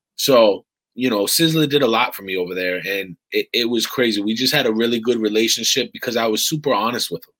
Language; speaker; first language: English; native; English